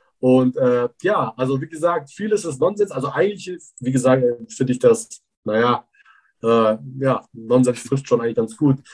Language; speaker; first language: German; early bilingual, other home language; Persian